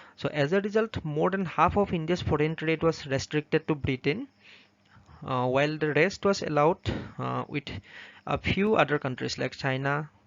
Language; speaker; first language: English; non-native, local second language; Assamese